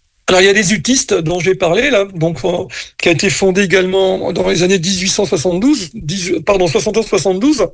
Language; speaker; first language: French; native; French